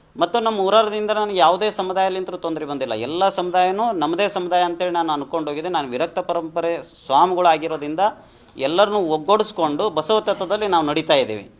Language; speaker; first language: Kannada; non-native, local second language; Lambadi